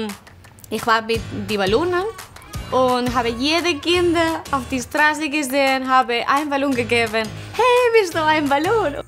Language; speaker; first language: German; non-native, learner; Spanish